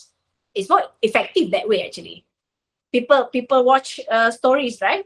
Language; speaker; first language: English; non-native, local second language; Malay